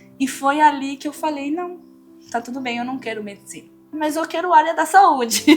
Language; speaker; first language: Portuguese; non-native, fluent; Spanish